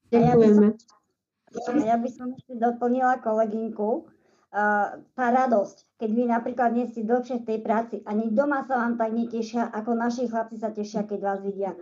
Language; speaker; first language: Slovak; native; Slovak